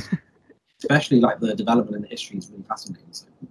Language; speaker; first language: English; native; English